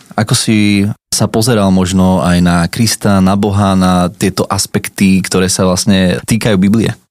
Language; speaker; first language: Slovak; native; Slovak